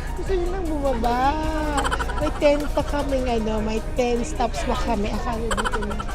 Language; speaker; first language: Filipino; native; Filipino